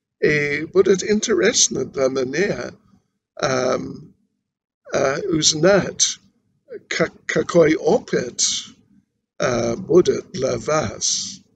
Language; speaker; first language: Russian; non-native, learner; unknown